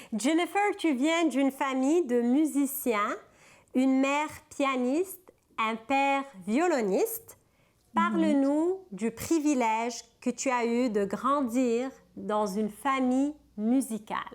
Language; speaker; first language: French; non-native, local second language; Arabic